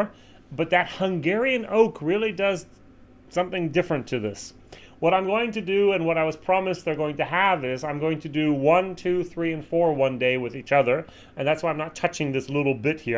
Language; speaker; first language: English; native; English